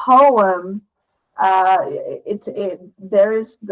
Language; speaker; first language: English; non-native, fluent; Portuguese